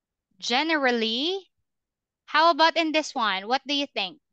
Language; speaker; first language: English; non-native, fluent; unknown